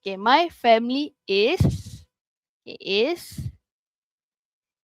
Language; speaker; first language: English; non-native, local second language; Malay